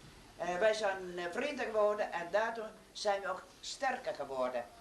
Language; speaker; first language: Dutch; non-native, learner; Estonian